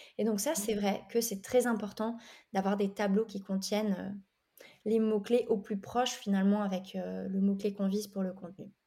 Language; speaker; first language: French; native; French